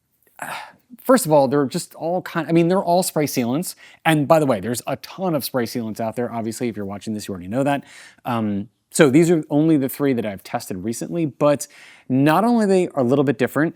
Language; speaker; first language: English; native; English